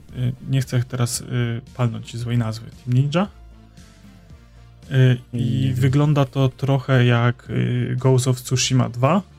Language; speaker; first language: Polish; native; Polish